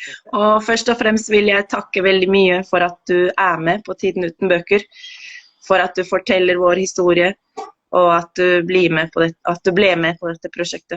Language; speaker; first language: Norwegian; non-native, fluent; Spanish